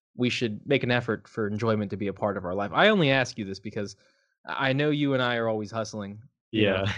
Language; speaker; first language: English; native; English